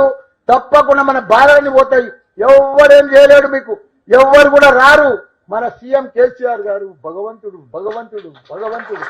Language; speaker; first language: Telugu; native; Telugu